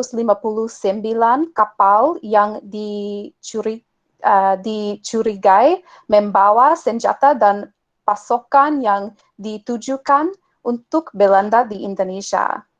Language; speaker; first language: Indonesian; non-native, fluent; English